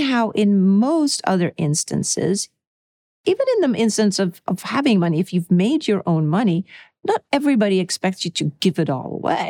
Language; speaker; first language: English; early bilingual, other home language; Czech